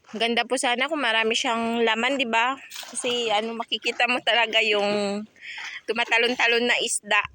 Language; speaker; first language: Filipino; non-native, local second language; Cebuano